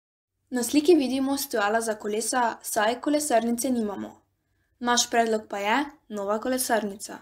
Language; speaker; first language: Slovenian; native; Slovenian